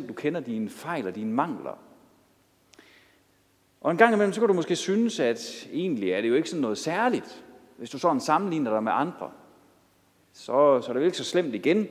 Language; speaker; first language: Danish; native; Danish